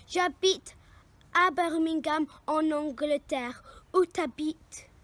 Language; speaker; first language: French; early bilingual, heritage; French